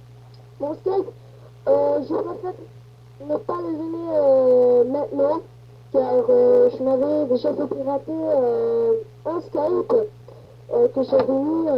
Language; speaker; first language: French; native; French